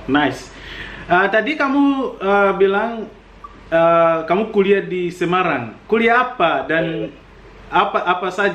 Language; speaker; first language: Indonesian; non-native, fluent; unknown